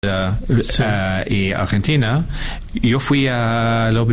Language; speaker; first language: Spanish; non-native, learner; English